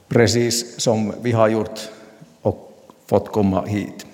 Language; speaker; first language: Swedish; non-native, local second language; Finnish